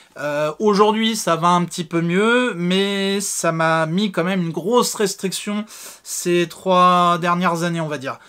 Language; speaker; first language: French; native; French